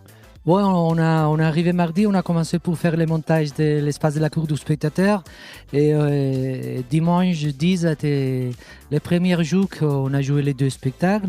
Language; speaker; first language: French; non-native, fluent; Catalan